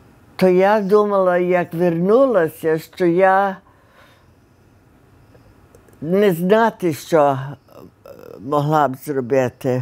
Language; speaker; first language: Ukrainian; early bilingual, heritage; Ukrainian